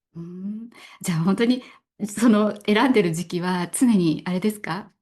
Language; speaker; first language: Japanese; native; Japanese